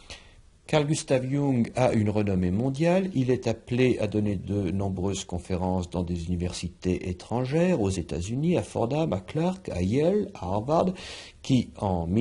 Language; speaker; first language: French; native; French